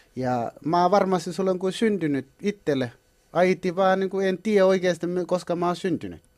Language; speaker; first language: Finnish; non-native, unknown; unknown